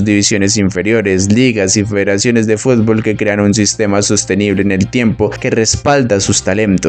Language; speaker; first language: Spanish; native; Spanish